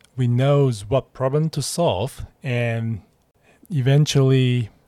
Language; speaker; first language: English; non-native, fluent; Chinese